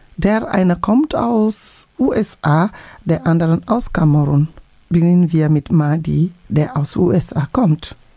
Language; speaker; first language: German; non-native, fluent; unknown